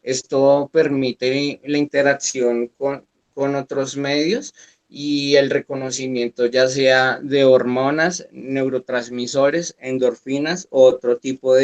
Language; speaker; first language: Spanish; native; Spanish